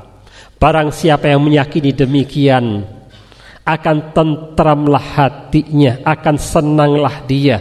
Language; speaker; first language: Indonesian; native; Indonesian